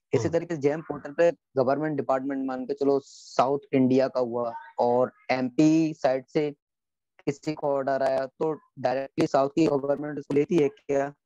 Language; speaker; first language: Hindi; native; Hindi